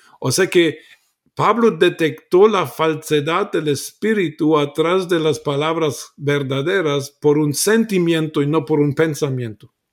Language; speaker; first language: Spanish; non-native, fluent; German